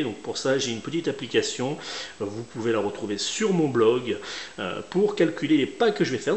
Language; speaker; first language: French; native; French